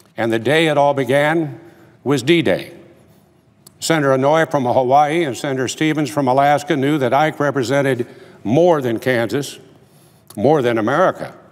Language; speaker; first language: English; native; English